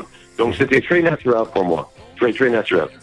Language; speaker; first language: French; non-native, learner; English